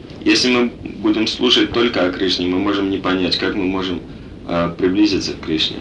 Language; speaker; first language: Russian; native; Russian